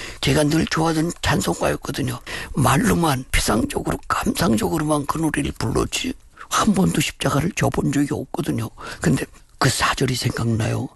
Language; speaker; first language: Korean; native; Korean